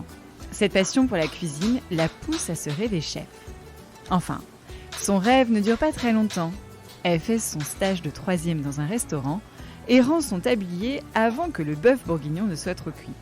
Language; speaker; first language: French; native; French